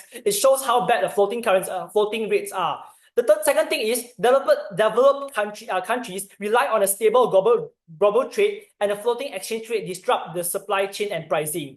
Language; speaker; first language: English; non-native, learner; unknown